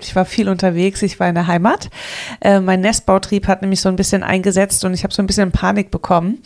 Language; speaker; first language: German; native; German